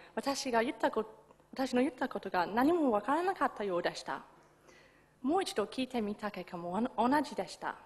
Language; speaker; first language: Japanese; non-native, fluent; English